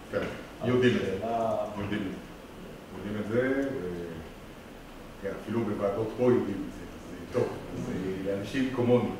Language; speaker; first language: Hebrew; non-native, fluent; French